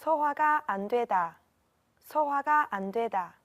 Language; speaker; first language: Korean; non-native, learner; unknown